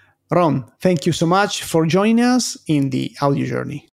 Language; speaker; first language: English; non-native, fluent; Italian